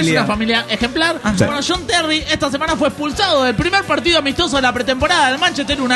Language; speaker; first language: Spanish; native; Spanish